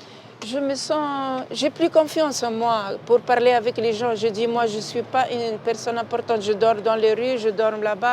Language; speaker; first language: French; non-native, local second language; Arabic